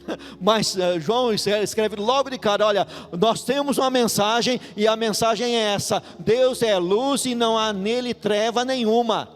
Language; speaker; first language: Portuguese; native; Portuguese